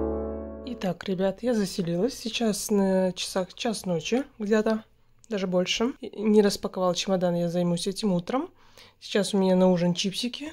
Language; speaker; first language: Russian; native; Russian